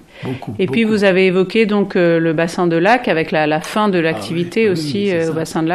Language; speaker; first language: French; native; French